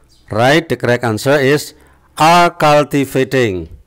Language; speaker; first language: English; non-native, fluent; Indonesian